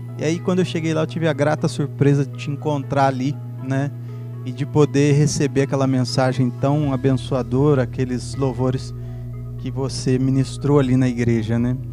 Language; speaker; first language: Portuguese; native; Portuguese